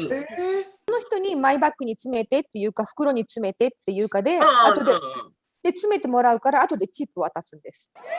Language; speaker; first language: Japanese; native; Japanese